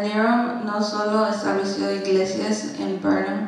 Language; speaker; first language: Spanish; non-native, learner; English